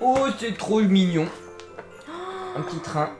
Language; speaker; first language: French; native; French